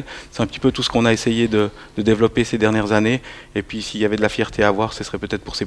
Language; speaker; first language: French; native; French